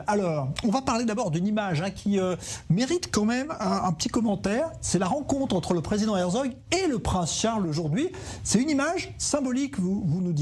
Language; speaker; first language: French; native; French